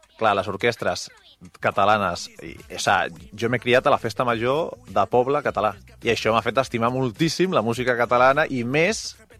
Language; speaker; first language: Catalan; non-native, local second language; Spanish